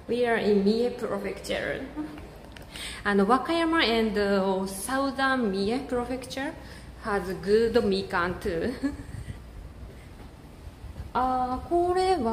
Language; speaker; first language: English; non-native, learner; Japanese